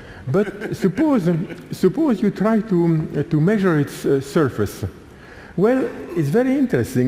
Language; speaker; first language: English; non-native, fluent; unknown